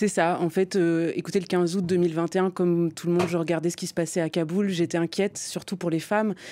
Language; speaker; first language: French; native; French